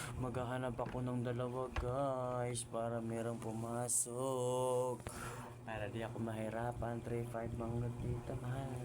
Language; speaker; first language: Filipino; non-native, local second language; Cebuano